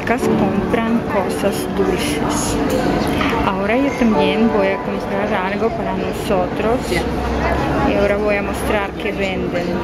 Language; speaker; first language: Spanish; non-native, fluent; Russian